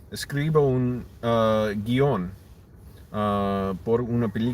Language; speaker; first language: Spanish; non-native, learner; English